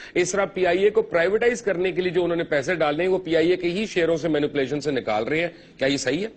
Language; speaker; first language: Urdu; non-native, local second language; Punjabi